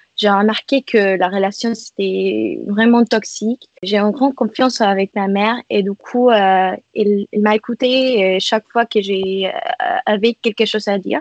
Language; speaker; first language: French; non-native, fluent; Spanish